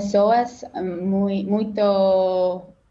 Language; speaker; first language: Portuguese; non-native, learner; English